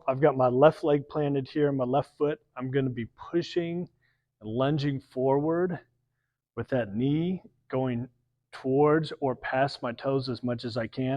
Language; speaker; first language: English; native; English